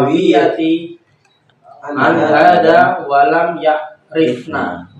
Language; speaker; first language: Arabic; non-native, learner; Indonesian